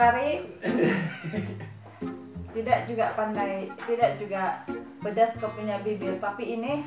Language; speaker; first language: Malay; non-native, local second language; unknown